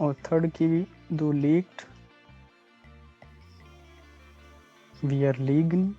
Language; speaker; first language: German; non-native, fluent; Urdu